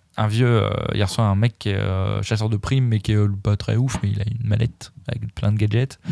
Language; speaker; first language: French; native; French